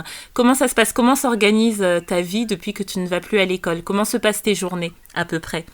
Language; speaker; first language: French; native; French